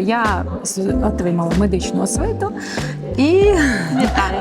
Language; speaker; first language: Ukrainian; non-native, local second language; Russian